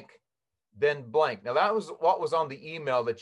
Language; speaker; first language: English; native; English